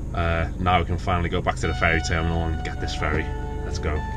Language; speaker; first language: English; native; English